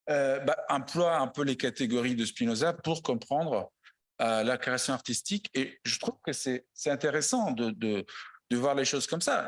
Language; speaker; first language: French; non-native, fluent; Italian